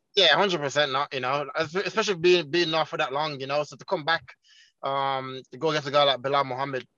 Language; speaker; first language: English; non-native, local second language; Jamaican Creole English